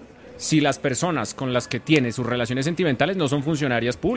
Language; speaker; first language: Spanish; native; Spanish